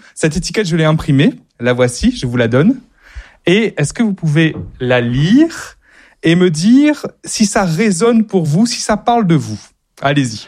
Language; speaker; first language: French; native; French